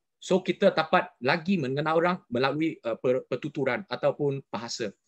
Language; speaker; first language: Malay; non-native, local second language; Chinese